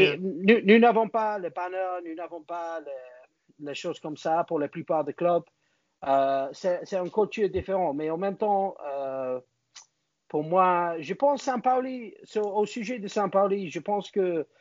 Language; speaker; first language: French; non-native, learner; English